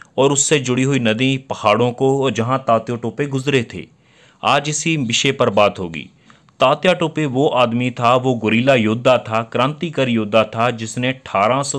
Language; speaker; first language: Hindi; non-native, local second language; Punjabi